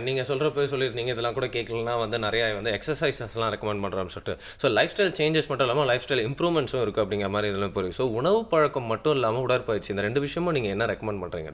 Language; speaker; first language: Tamil; native; Tamil